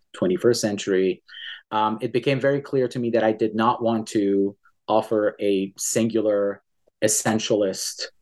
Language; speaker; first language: English; early bilingual, other home language; Persian